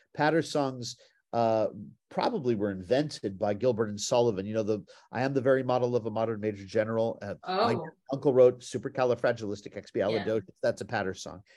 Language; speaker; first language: English; native; English